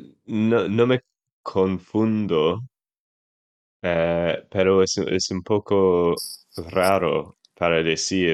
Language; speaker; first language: Spanish; non-native, learner; English